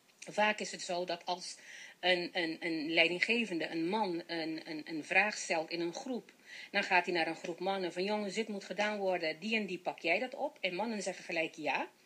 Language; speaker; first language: Dutch; non-native, local second language; Papiamento